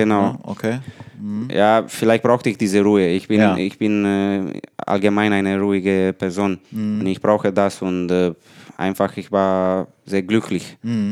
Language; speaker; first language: German; non-native, learner; Romanian